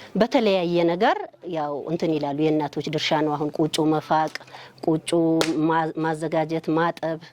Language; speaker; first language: Amharic; non-native, local second language; Sebat Bet Gurage